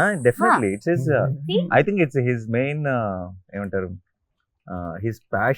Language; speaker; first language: Telugu; native; Telugu